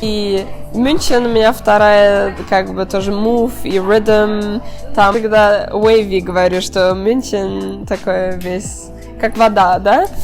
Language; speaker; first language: Russian; early bilingual, heritage; Russian